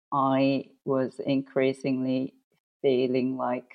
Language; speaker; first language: English; non-native, fluent; Japanese